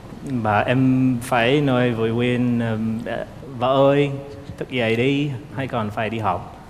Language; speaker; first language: Vietnamese; non-native, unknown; English